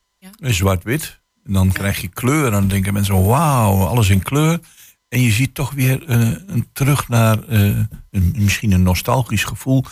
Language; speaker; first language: Dutch; native; Dutch